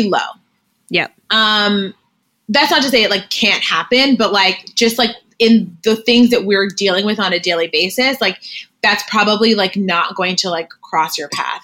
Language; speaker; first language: English; native; English